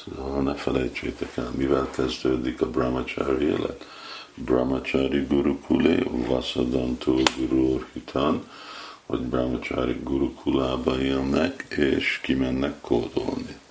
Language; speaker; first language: Hungarian; non-native, fluent; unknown